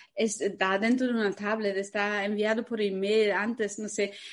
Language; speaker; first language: Spanish; non-native, fluent; German